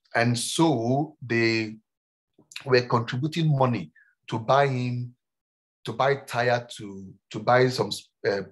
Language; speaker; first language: English; non-native, local second language; Yoruba